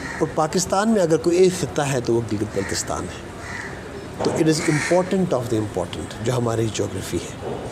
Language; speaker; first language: Urdu; non-native, local second language; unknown